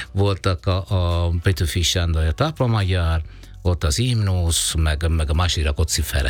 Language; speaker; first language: Hungarian; non-native, fluent; Italian